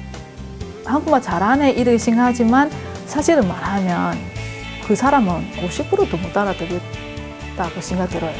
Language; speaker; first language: Korean; non-native, fluent; Indonesian